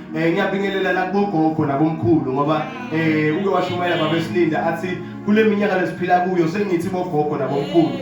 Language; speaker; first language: Zulu; non-native, local second language; Swati